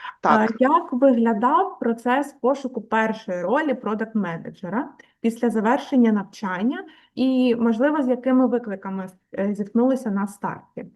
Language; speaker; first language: Ukrainian; native; Ukrainian